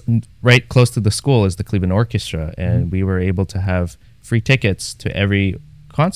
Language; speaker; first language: English; native; English